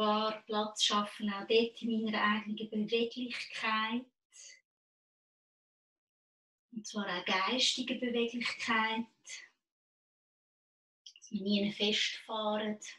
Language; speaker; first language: German; native; German